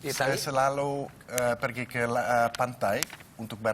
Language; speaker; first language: Indonesian; non-native, learner; Dutch